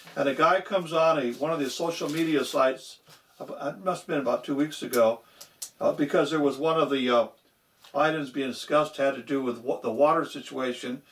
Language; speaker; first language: English; native; English